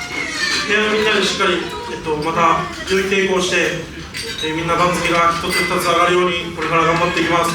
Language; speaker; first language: Japanese; native; Japanese